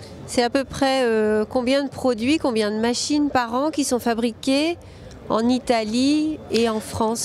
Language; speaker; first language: French; native; French